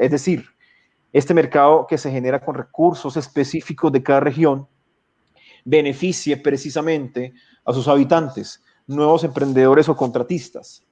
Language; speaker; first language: Spanish; native; Spanish